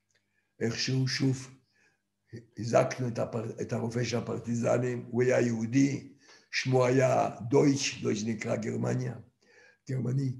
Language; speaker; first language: Hebrew; non-native, fluent; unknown